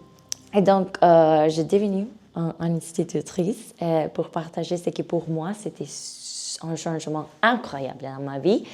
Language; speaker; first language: French; non-native, learner; Spanish